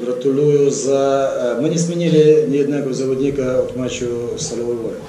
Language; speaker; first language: Polish; non-native, learner; Ukrainian